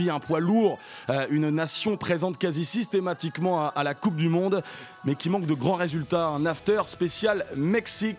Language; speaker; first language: French; native; French